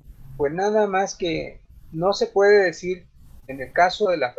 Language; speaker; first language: Spanish; native; Spanish